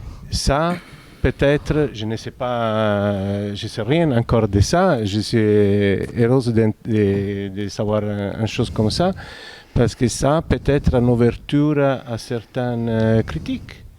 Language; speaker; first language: French; non-native, fluent; Italian